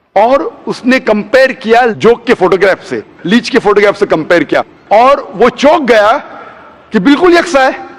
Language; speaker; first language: Hindi; non-native, local second language; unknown